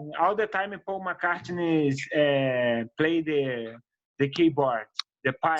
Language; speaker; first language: English; non-native, learner; Portuguese